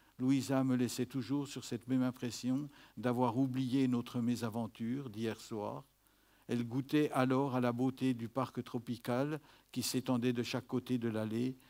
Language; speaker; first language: French; native; French